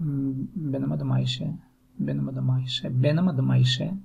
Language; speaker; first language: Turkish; non-native, learner; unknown